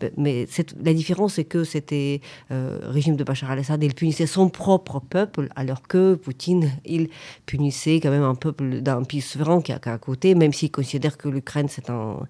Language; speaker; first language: French; non-native, fluent; Ukrainian